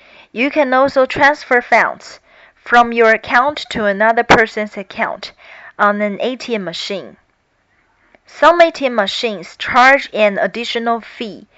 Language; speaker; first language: English; non-native, fluent; Chinese